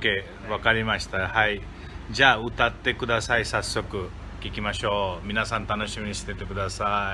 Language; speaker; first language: Japanese; non-native, fluent; Hindi